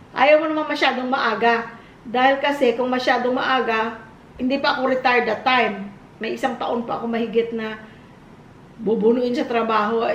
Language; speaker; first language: Filipino; non-native, local second language; Hiligaynon